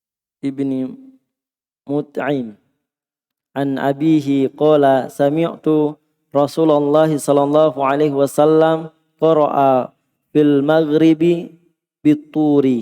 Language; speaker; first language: Arabic; non-native, learner; Indonesian